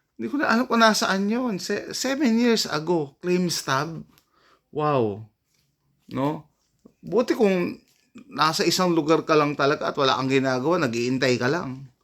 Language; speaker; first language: Filipino; native; Filipino